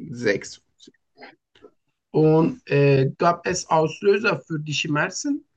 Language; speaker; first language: German; non-native, learner; Turkish